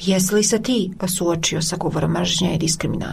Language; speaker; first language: Croatian; native; Croatian